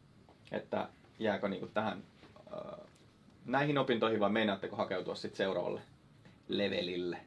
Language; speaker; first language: Finnish; native; Finnish